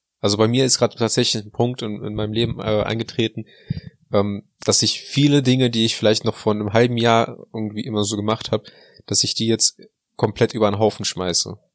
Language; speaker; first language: German; early bilingual, other home language; Russian